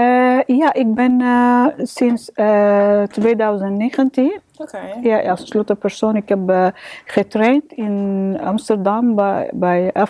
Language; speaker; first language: Dutch; non-native, learner; Arabic